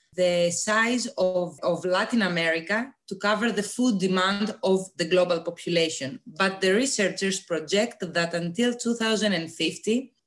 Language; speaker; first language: English; non-native, fluent; Greek